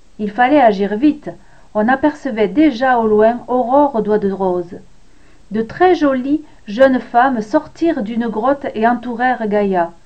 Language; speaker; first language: French; native; French